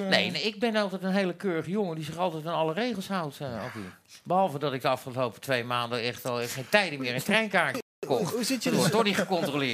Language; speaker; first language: Dutch; native; Dutch